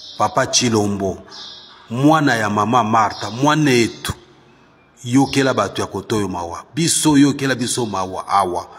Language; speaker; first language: Lingala; non-native, local second language; Swahili